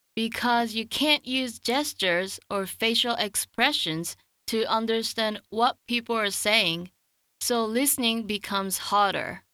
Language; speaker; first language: English; non-native, fluent; Japanese